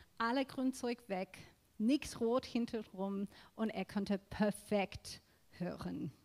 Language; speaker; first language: German; non-native, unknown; English